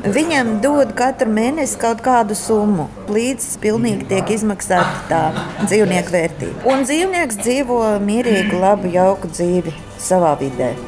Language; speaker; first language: Latvian; native; Latvian